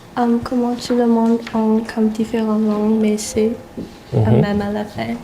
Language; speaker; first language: French; non-native, local second language; Chinese